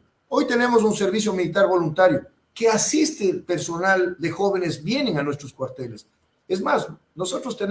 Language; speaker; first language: Spanish; native; Spanish